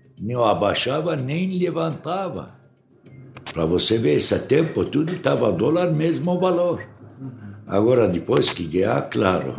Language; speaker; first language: Portuguese; non-native, fluent; Arabic